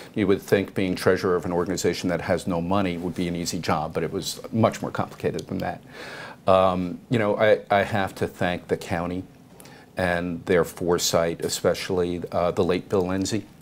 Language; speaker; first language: English; native; English